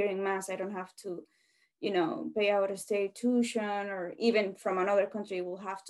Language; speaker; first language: English; non-native, fluent; Spanish